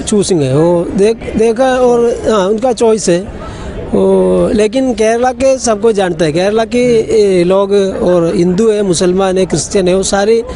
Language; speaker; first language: Hindi; non-native, local second language; Malayalam